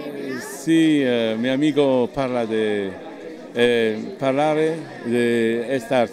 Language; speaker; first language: Italian; non-native, learner; Spanish